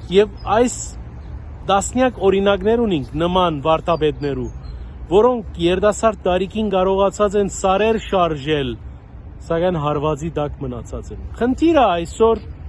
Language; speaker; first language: Armenian; early bilingual, heritage; Armenian